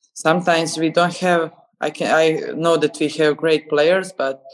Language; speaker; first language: English; non-native, fluent; Serbian